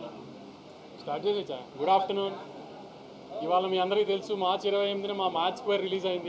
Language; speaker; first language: Telugu; native; Telugu